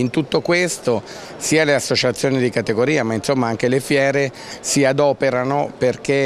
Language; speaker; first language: Italian; native; Italian